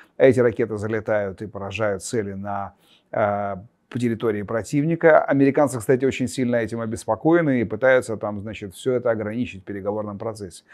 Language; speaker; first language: Russian; native; Russian